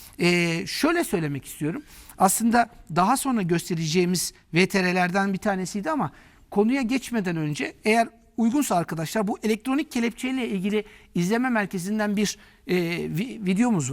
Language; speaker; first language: Turkish; native; Turkish